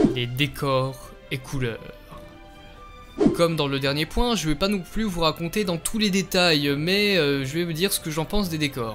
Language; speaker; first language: French; native; French